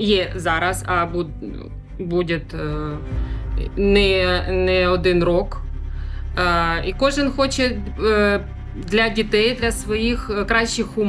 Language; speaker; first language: Ukrainian; non-native, local second language; Russian